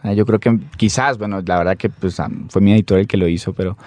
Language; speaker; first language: Spanish; native; Spanish